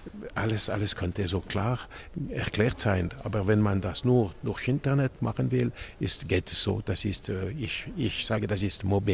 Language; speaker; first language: German; non-native, local second language; French